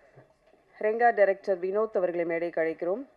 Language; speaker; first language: Tamil; native; Tamil